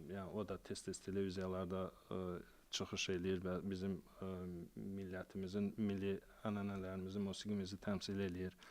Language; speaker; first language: Azerbaijani; non-native, local second language; Avaric